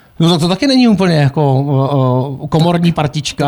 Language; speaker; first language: Czech; native; Czech